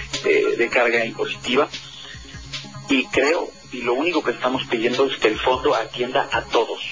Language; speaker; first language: Spanish; native; Spanish